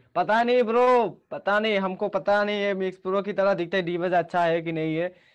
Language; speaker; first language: Hindi; non-native, local second language; Bangla